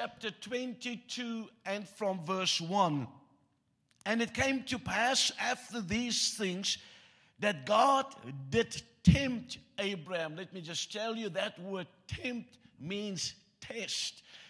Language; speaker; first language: English; non-native, local second language; Afrikaans